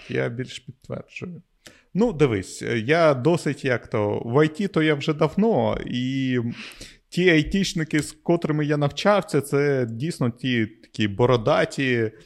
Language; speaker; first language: Ukrainian; non-native, local second language; Russian